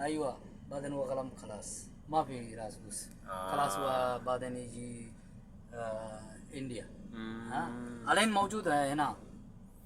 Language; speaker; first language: Arabic; non-native, learner; Hindi